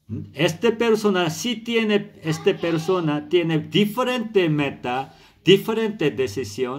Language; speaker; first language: Spanish; non-native, learner; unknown